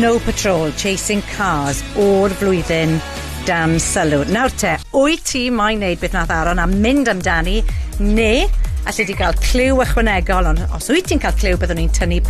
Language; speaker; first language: Welsh; native; Welsh